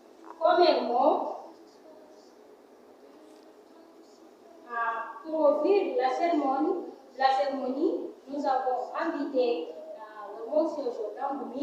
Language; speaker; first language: French; non-native, learner; Portuguese